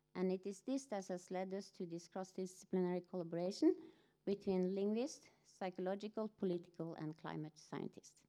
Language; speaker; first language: English; non-native, fluent; Norwegian